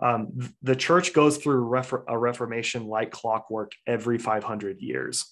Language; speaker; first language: English; native; English